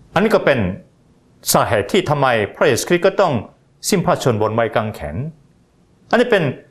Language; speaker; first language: Thai; non-native, fluent; Korean